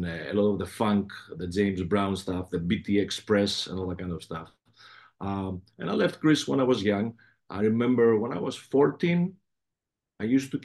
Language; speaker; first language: English; non-native, fluent; Greek